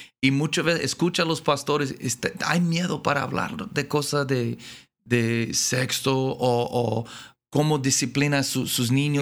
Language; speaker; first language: Spanish; non-native, learner; English